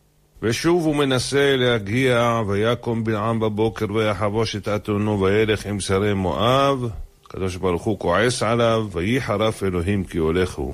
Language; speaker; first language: Hebrew; native; Hebrew